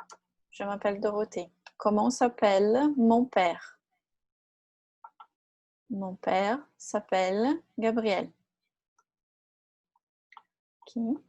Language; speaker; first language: French; non-native, fluent; Portuguese